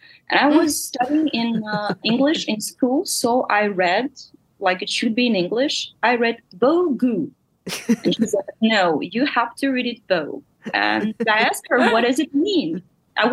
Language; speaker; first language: English; non-native, fluent; Ukrainian